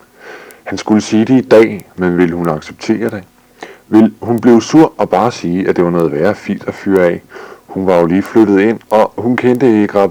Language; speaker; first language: Danish; native; Danish